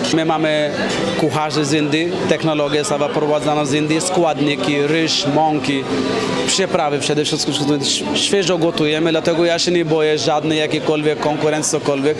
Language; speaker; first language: Polish; non-native, fluent; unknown